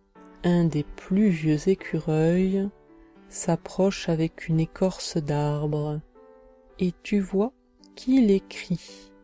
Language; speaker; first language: French; native; French